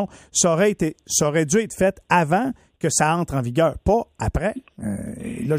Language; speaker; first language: French; native; French